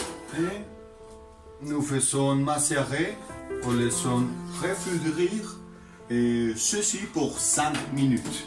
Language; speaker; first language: French; non-native, learner; Spanish